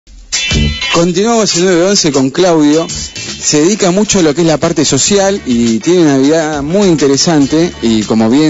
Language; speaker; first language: Spanish; native; Spanish